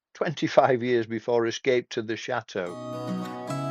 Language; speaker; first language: English; native; English